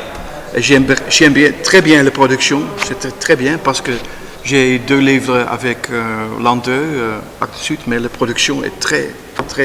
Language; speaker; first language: French; non-native, learner; Dutch